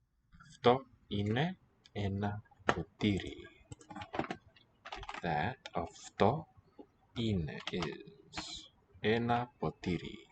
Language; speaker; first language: Greek; non-native, learner; English